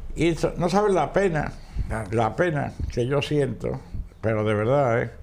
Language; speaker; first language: Spanish; native; Spanish